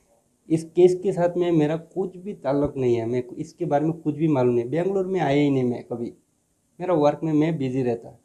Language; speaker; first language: Hindi; non-native, local second language; Bangla